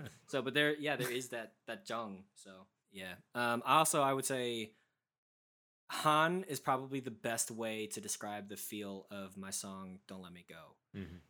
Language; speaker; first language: English; native; English